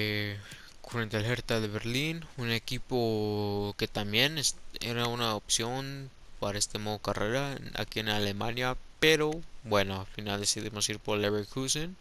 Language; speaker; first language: Spanish; early bilingual, heritage; Spanish